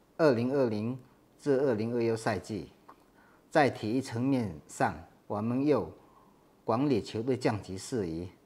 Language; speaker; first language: Chinese; native; Chinese